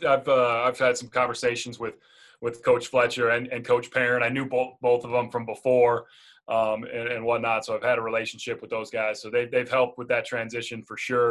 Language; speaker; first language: English; native; English